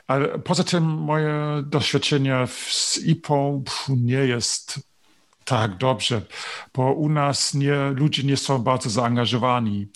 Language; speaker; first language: Polish; non-native, learner; German